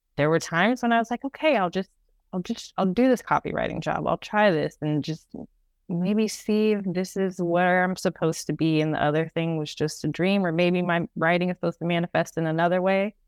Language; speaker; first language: English; native; English